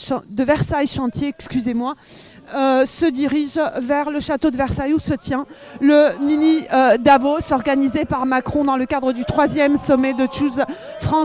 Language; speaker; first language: French; native; French